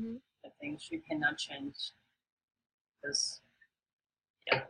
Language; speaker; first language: English; non-native, fluent; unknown